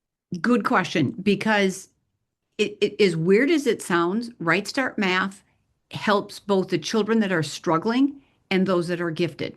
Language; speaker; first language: English; native; English